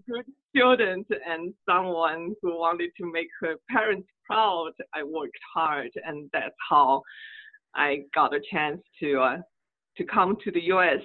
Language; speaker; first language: English; non-native, fluent; Chinese